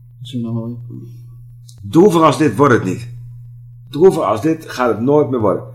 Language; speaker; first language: Dutch; native; Dutch